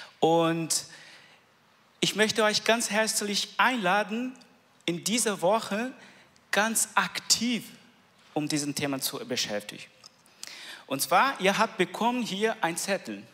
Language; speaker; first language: German; non-native, learner; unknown